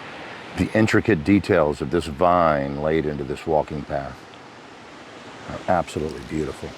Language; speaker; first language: English; native; English